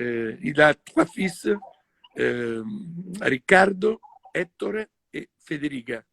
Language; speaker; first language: French; non-native, fluent; Italian